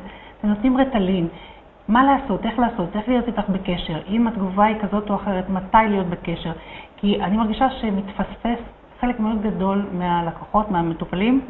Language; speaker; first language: Hebrew; native; Hebrew